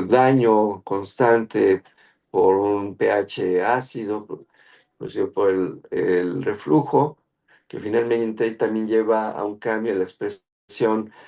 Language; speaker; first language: Spanish; native; Spanish